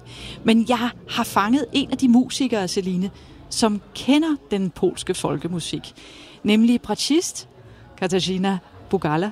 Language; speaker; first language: Danish; native; Danish